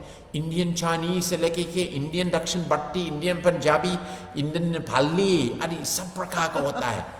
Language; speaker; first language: Hindi; non-native, fluent; English